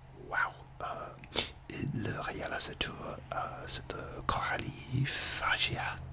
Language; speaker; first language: French; non-native, learner; English